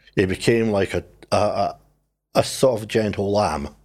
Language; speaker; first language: English; native; English